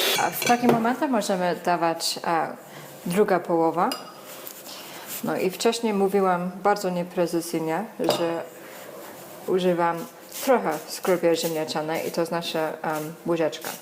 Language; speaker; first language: Polish; non-native, learner; English